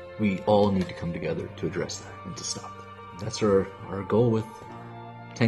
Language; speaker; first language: English; native; English